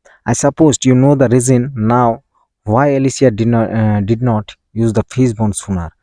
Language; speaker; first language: English; non-native, local second language; Bangla